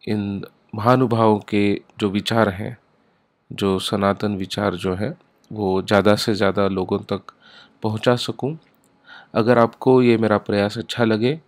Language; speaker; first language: Hindi; non-native, local second language; Marathi